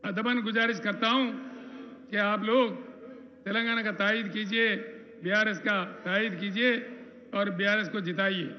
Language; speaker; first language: Hindi; non-native, local second language; Telugu